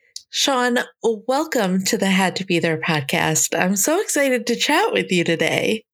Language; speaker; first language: English; native; English